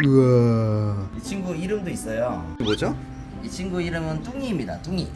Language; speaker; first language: Korean; native; Korean